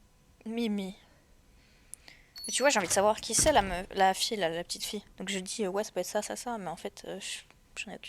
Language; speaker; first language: French; native; French